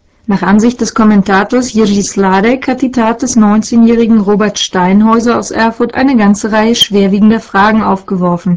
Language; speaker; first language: German; native; German